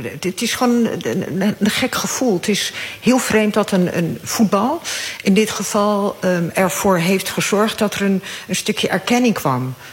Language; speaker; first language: Dutch; early bilingual, other home language; Arabic